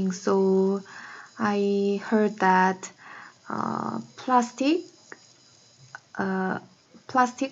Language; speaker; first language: English; non-native, learner; Korean